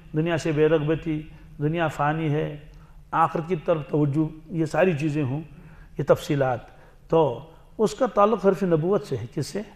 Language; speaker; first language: Urdu; non-native, local second language; Kashmiri